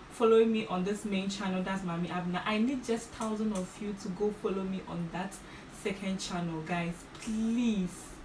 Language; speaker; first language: English; non-native, local second language; Akan